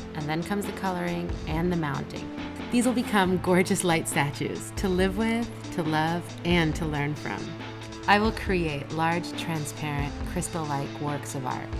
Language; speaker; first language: English; native; English